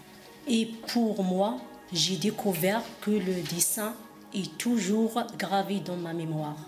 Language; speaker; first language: French; non-native, fluent; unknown